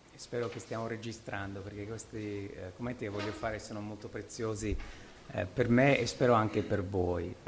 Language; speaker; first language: Italian; non-native, fluent; English